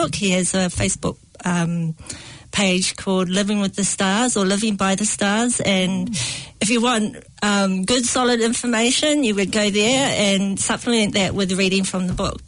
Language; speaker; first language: English; native; English